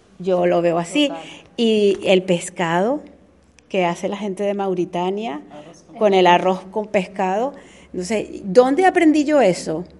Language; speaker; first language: Spanish; native; Spanish